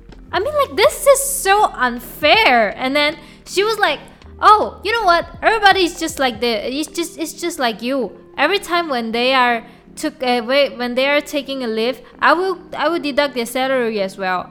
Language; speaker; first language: English; non-native, local second language; Chinese